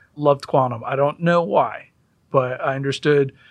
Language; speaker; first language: English; early bilingual, other home language; Hindi